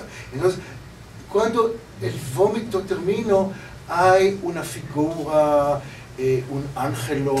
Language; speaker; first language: Spanish; non-native, learner; Hebrew